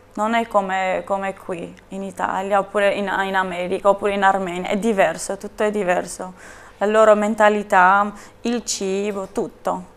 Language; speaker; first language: Italian; non-native, fluent; Armenian